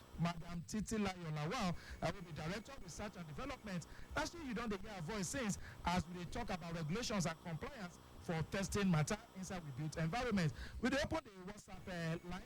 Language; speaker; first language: Nigerian Pidgin; non-native, local second language; Yoruba